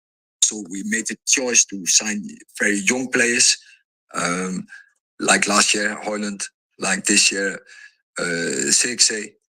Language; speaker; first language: English; non-native, fluent; Dutch